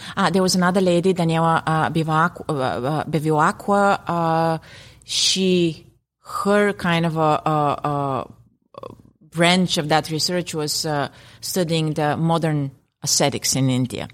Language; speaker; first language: English; non-native, fluent; Bulgarian